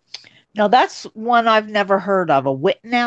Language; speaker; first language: English; native; English